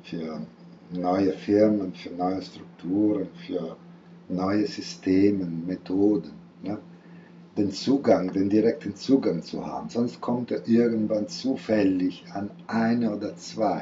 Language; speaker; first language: German; non-native, fluent; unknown